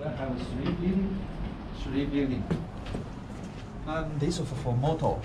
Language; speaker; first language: English; non-native, learner; Chinese